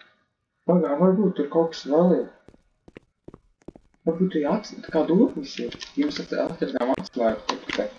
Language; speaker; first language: Latvian; native; Latvian